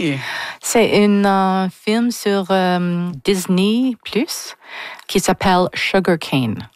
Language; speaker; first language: French; non-native, learner; English